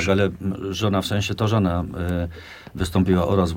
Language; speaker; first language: Polish; native; Polish